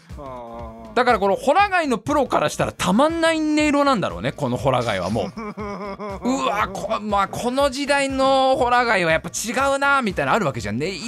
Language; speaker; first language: Japanese; native; Japanese